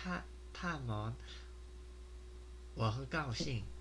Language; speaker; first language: Chinese; non-native, learner; Korean